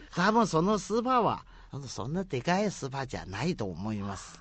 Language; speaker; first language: Japanese; non-native, fluent; Chinese